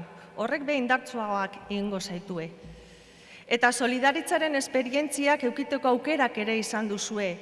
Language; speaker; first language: Basque; native; Basque